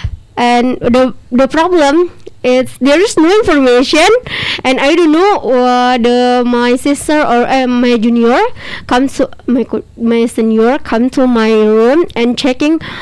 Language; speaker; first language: English; non-native, learner; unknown